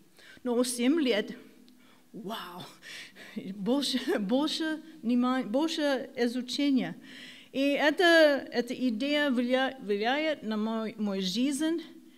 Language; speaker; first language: Russian; non-native, learner; English